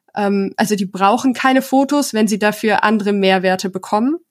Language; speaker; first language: German; native; German